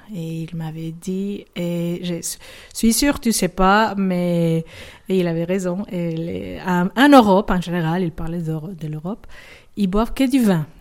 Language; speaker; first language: French; non-native, fluent; Spanish